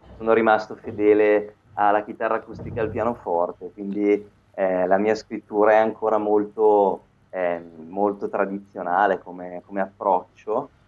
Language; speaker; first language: Italian; native; Italian